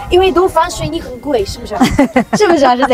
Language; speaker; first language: Chinese; non-native, learner; Ukrainian